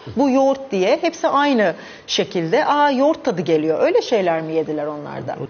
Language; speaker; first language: Turkish; native; Turkish